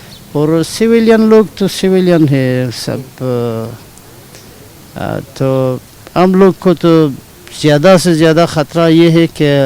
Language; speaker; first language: Hindi; non-native, learner; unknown